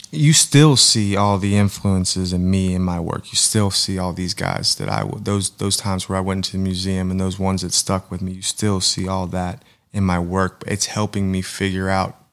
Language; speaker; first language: English; native; English